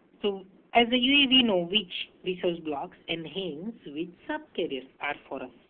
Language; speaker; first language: English; non-native, local second language; Hindi